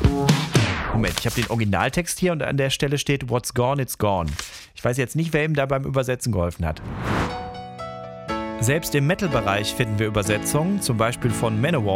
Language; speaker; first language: German; native; German